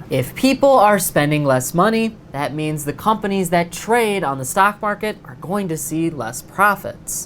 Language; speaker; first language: English; native; English